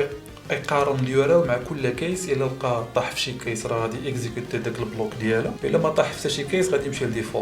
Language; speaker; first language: Arabic; native; Arabic